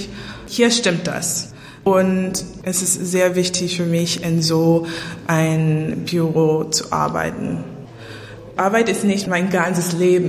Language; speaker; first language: German; non-native, learner; English